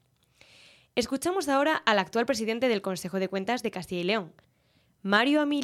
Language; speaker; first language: Spanish; native; Spanish